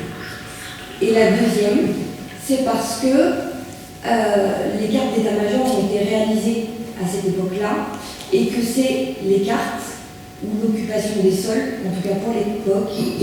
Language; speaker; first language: French; native; French